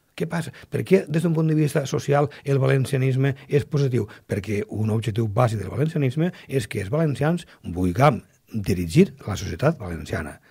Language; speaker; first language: Catalan; native; Catalan